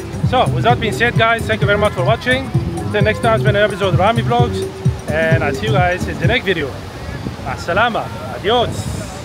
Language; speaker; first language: English; non-native, fluent; Arabic